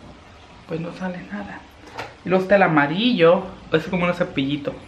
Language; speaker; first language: Spanish; native; Spanish